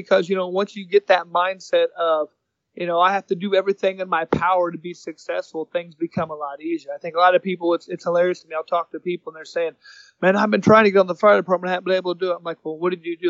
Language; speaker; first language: English; native; English